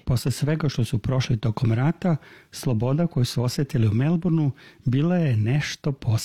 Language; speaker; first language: Serbian; native; Serbian